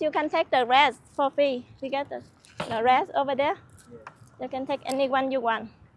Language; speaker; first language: English; non-native, learner; Vietnamese